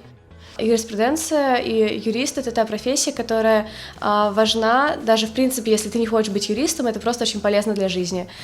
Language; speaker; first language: Russian; native; Russian